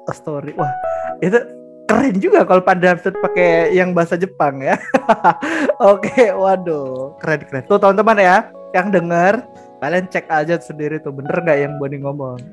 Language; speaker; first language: Indonesian; native; Indonesian